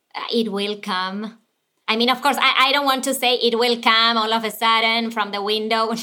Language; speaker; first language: English; non-native, fluent; Spanish